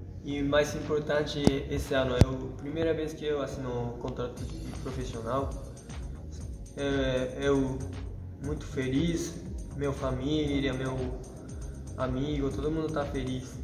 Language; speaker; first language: Portuguese; non-native, learner; Japanese